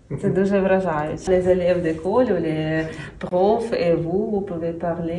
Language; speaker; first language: French; non-native, learner; Ukrainian